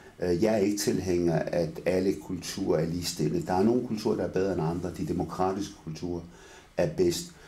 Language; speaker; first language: Danish; early bilingual, other home language; Arabic